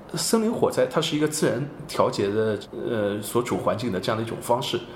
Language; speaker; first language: Chinese; non-native, local second language; Wu Chinese